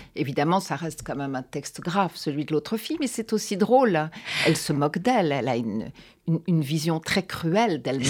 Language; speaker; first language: French; native; French